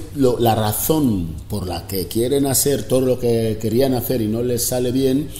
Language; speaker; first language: Spanish; non-native, local second language; Fang